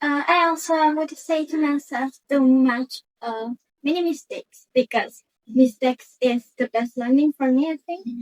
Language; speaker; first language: English; non-native, learner; Indonesian